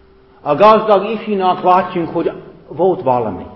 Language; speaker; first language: Hungarian; non-native, fluent; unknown